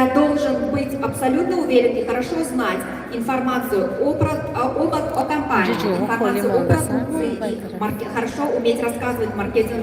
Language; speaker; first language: Russian; native; Russian